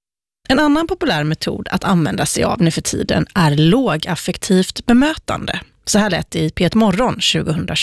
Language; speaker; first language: Swedish; native; Swedish